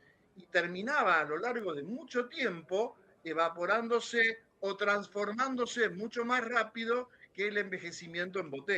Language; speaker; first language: Spanish; native; Spanish